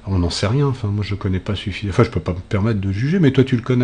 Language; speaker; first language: French; native; French